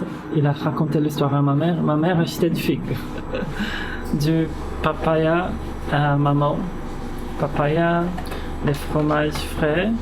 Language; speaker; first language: French; non-native, fluent; Portuguese